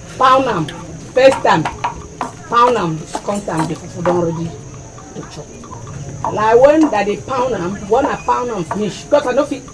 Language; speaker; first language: Nigerian Pidgin; non-native, local second language; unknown